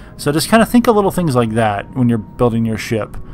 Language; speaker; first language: English; native; English